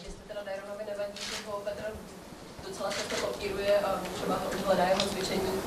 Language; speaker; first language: Czech; native; Czech